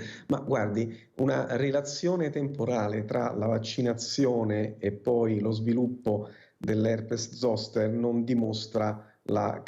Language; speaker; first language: Italian; native; Italian